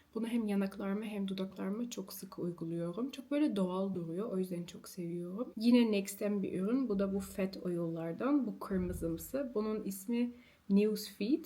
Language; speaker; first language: Turkish; early bilingual, heritage; Turkish